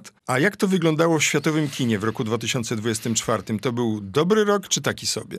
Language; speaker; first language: Polish; native; Polish